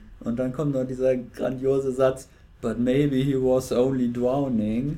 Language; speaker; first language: German; native; German